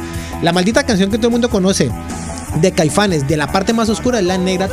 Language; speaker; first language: Spanish; native; Spanish